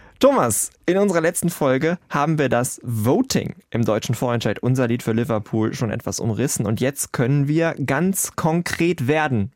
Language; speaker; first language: German; native; German